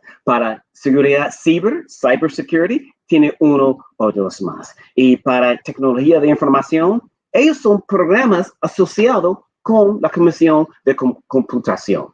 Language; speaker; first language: Spanish; non-native, fluent; English